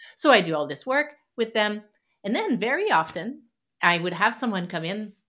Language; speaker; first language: English; non-native, fluent; French